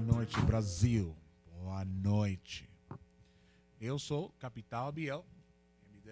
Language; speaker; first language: Portuguese; non-native, learner; Spanish